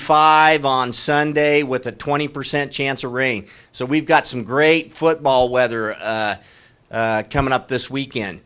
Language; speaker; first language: English; native; English